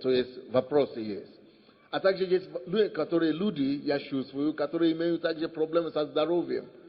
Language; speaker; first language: Russian; non-native, fluent; Yoruba